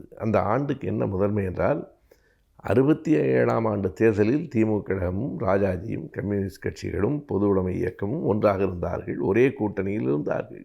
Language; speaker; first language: Tamil; native; Tamil